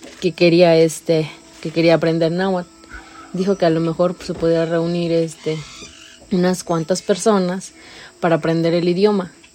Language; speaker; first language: Spanish; non-native, local second language; Nahuatl languages